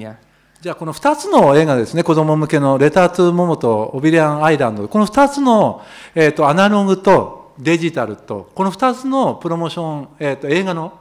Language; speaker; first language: Japanese; native; Japanese